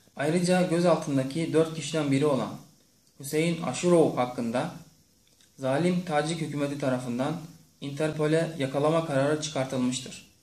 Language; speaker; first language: Turkish; non-native, fluent; Tajik